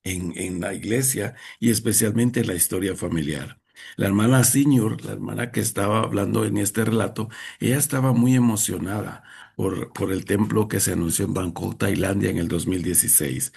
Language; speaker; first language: Spanish; native; Spanish